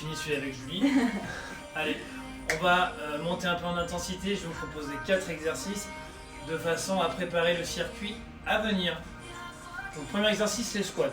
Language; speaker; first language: French; native; French